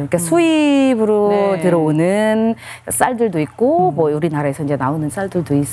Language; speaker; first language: Korean; non-native, fluent; Filipino